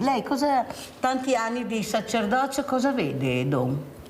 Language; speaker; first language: Italian; native; Italian